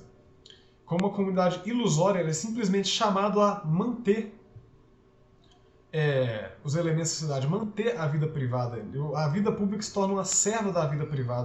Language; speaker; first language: Portuguese; native; Portuguese